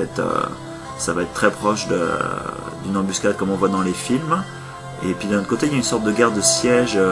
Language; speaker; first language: French; native; French